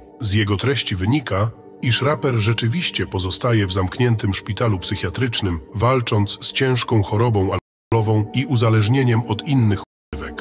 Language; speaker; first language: Polish; native; Polish